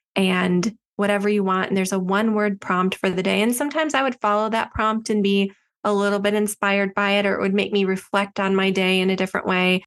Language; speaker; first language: English; native; English